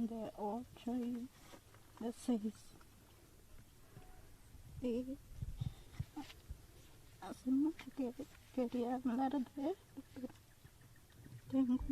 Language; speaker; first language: Spanish; non-native, local second language; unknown